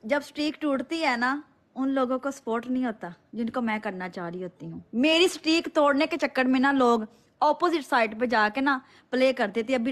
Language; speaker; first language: Urdu; non-native, local second language; Punjabi